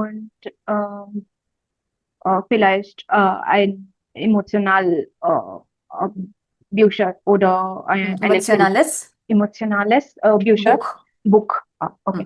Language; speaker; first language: German; non-native, learner; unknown